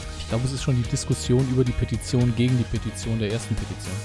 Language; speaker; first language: German; native; German